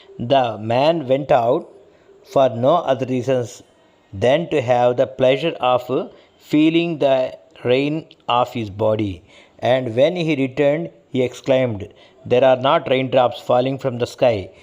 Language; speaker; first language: English; non-native, local second language; Telugu